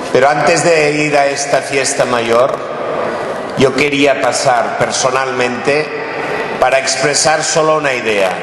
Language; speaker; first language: Spanish; non-native, local second language; Catalan